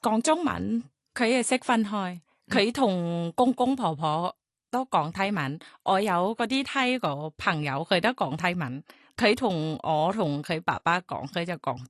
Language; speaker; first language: Cantonese; non-native, learner; Thai